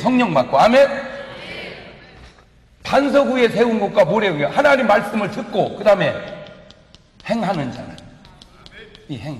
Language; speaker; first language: Korean; native; Korean